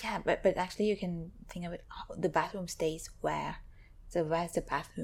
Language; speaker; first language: English; non-native, fluent; Thai